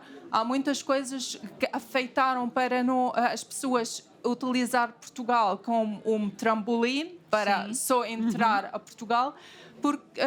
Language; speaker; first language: Portuguese; non-native, fluent; Arabic